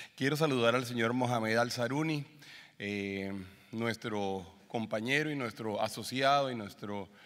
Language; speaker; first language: Spanish; native; Spanish